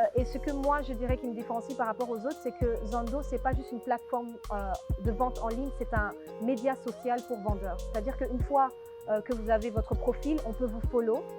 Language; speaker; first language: French; native; French